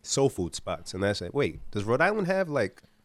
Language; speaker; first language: English; native; English